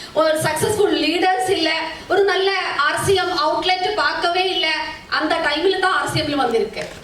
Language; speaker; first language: Tamil; non-native, learner; Malayalam